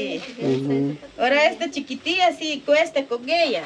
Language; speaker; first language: Spanish; non-native, local second language; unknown